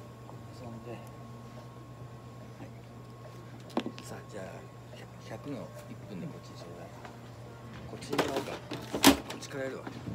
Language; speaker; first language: Japanese; native; Japanese